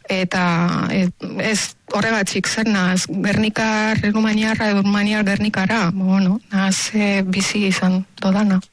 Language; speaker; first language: Basque; non-native, fluent; Romanian